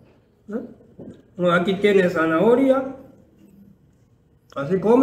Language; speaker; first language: Spanish; non-native, learner; Japanese